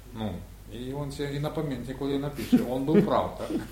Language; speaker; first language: Polish; non-native, learner; Ukrainian